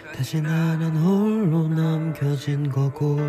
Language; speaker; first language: Korean; early bilingual, heritage; Korean